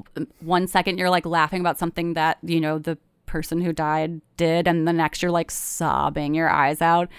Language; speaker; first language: English; native; English